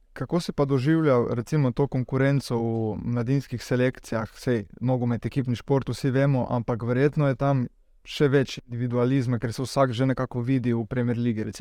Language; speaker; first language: Slovenian; native; Slovenian